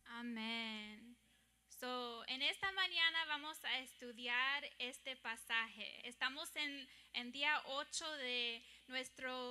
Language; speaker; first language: Spanish; early bilingual, heritage; English